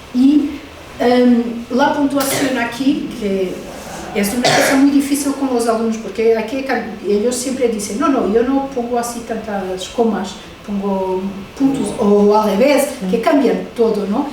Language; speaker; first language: Spanish; non-native, fluent; Portuguese